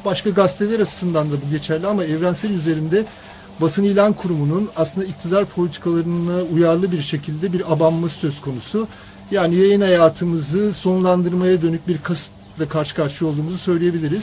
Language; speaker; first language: Turkish; native; Turkish